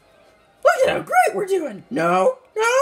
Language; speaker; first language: English; native; English